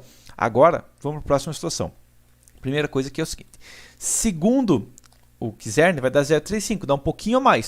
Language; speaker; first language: Portuguese; native; Portuguese